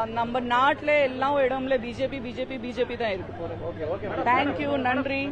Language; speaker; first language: Tamil; non-native, fluent; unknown